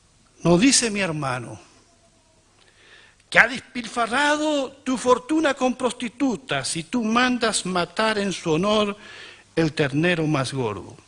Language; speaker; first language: Spanish; native; Spanish